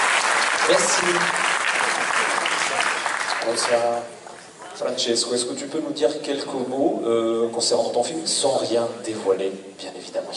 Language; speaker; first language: French; native; French